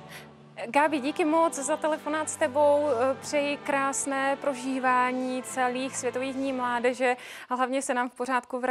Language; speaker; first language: Czech; native; Czech